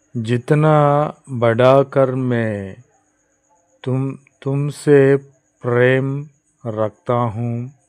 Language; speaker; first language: Hindi; non-native, local second language; Telugu